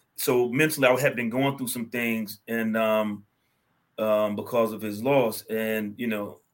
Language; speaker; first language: English; native; English